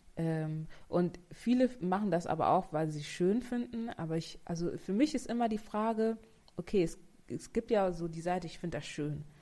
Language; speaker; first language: German; native; German